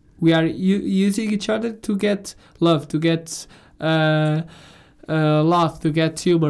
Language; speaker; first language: English; non-native, fluent; Portuguese